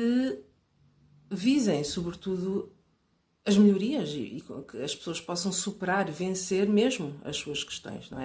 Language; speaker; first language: Portuguese; native; Portuguese